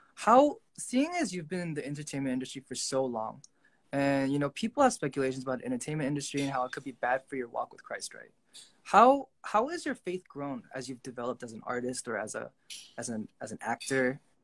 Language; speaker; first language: English; early bilingual, other home language; Korean